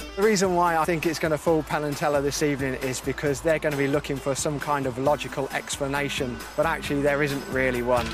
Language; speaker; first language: English; native; English